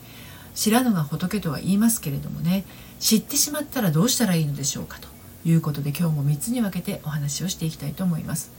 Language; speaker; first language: Japanese; native; Japanese